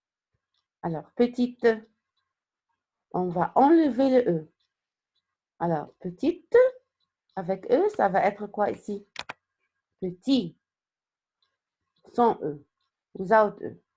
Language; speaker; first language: French; non-native, fluent; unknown